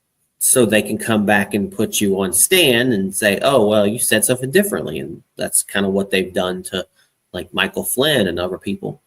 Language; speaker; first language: English; native; English